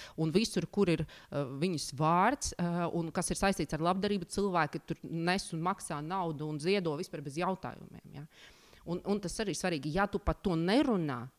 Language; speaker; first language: Latvian; non-native, local second language; Russian